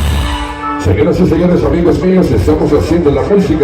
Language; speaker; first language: Spanish; native; Spanish